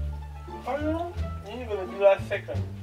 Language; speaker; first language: Indonesian; non-native, learner; Romanian